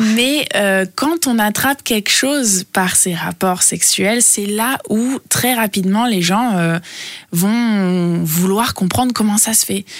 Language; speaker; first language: French; early bilingual, heritage; Italian